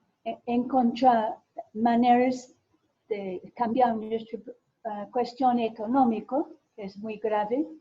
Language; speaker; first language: Spanish; non-native, fluent; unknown